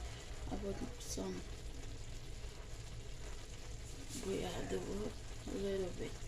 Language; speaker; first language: English; non-native, learner; Haitian Creole